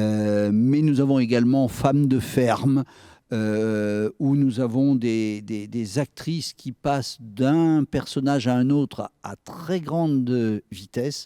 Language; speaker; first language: French; native; French